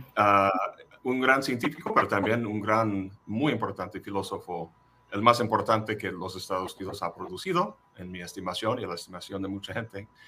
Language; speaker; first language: Spanish; non-native, fluent; English